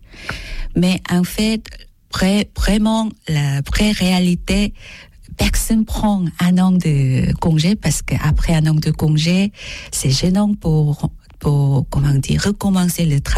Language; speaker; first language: French; non-native, learner; Korean